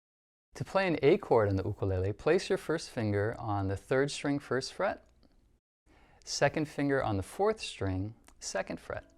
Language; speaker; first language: English; native; English